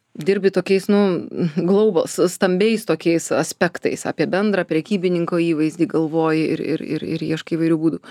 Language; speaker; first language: Lithuanian; native; Lithuanian